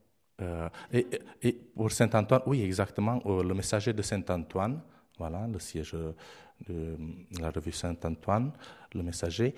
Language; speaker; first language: French; non-native, fluent; Romanian